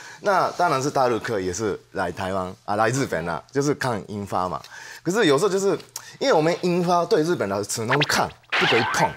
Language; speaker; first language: Chinese; non-native, fluent; Japanese